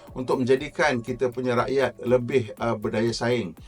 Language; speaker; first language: Malay; native; Malay